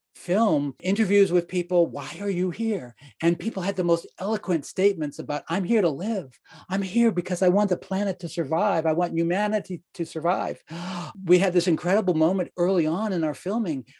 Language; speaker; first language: English; native; English